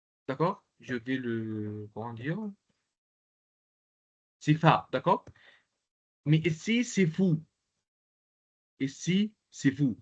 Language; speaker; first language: French; non-native, local second language; Arabic